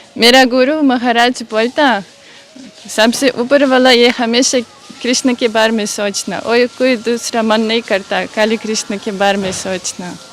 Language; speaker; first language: Hindi; non-native, learner; Russian